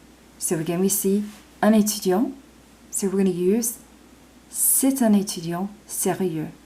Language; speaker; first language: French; non-native, fluent; English